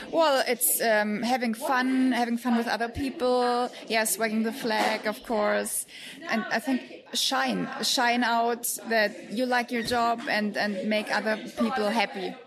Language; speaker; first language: English; non-native, fluent; German